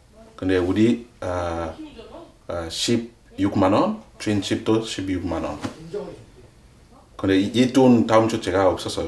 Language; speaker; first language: Korean; non-native, learner; French